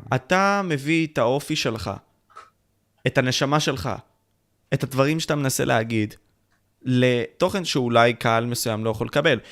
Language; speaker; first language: Hebrew; native; Hebrew